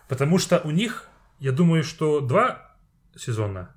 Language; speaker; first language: Russian; non-native, fluent; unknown